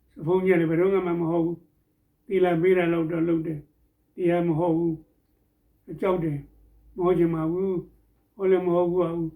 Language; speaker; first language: Burmese; native; Burmese